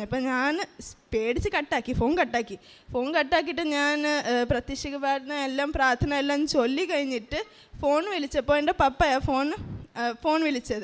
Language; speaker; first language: Malayalam; early bilingual, heritage; Malayalam